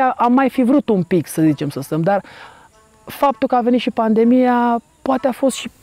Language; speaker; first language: Romanian; native; Romanian